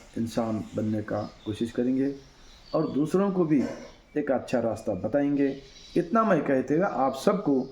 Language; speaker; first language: Hindi; non-native, local second language; Kannada